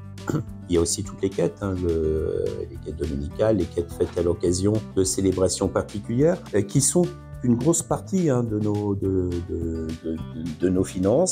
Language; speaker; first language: French; native; French